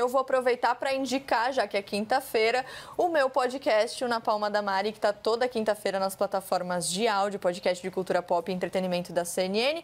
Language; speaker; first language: Portuguese; native; Portuguese